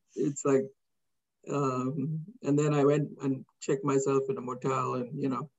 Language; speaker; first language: English; non-native, local second language; Kannada